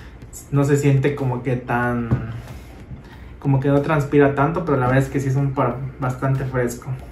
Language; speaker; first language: Spanish; native; Spanish